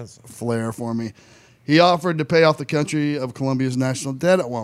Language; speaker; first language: English; native; English